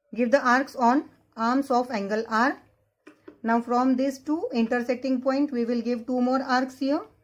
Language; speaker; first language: English; non-native, local second language; Marathi